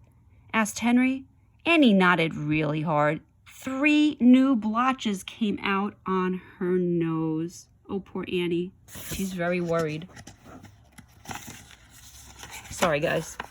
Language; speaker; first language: English; native; English